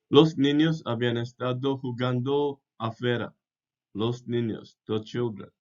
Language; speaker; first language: Spanish; non-native, fluent; English